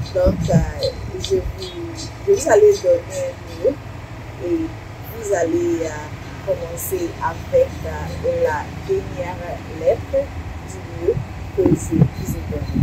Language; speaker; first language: French; non-native, learner; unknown